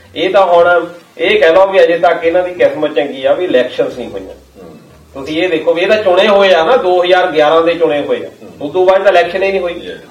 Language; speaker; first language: Punjabi; native; Punjabi